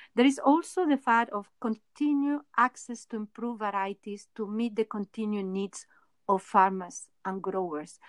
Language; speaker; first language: English; non-native, fluent; Spanish